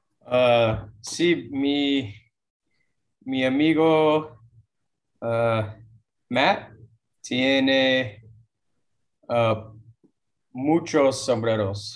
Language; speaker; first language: Spanish; non-native, learner; English